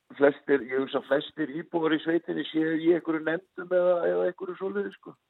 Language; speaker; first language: Icelandic; native; Icelandic